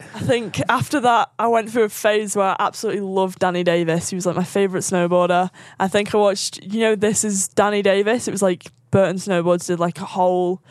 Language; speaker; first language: English; native; English